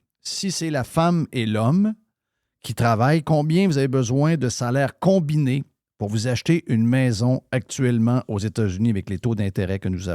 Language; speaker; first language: French; native; French